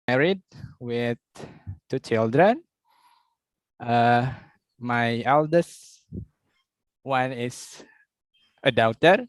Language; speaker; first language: English; non-native, learner; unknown